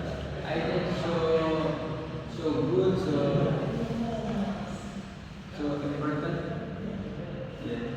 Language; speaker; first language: English; non-native, learner; Indonesian